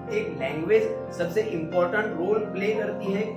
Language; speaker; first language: Hindi; native; Hindi